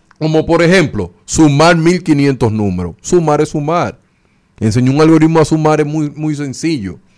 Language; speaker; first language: Spanish; native; Spanish